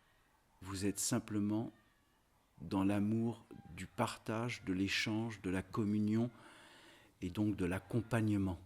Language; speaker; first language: French; native; French